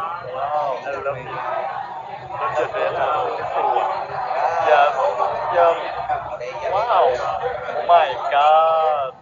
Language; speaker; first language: English; non-native, learner; Thai